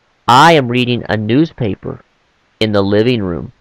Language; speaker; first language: English; non-native, fluent; Korean